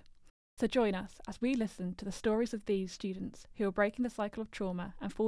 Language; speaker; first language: English; native; English